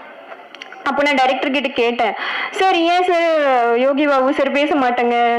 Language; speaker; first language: Tamil; non-native, learner; Bangla